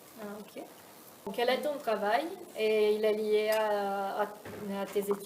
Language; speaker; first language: French; non-native, fluent; Italian